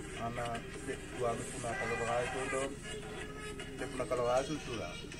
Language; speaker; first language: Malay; non-native, local second language; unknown